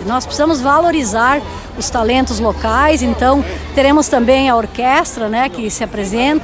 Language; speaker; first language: Portuguese; native; Portuguese